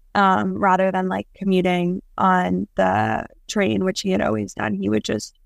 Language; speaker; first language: English; native; English